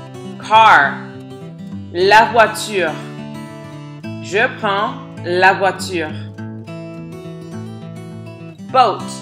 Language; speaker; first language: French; non-native, fluent; English